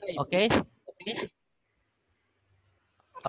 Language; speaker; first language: English; non-native, learner; Indonesian